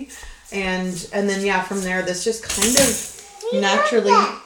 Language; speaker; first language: English; native; English